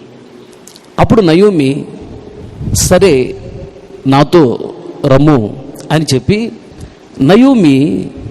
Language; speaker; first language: Telugu; native; Telugu